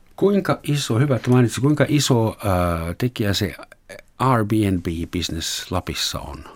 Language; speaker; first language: Finnish; non-native, fluent; German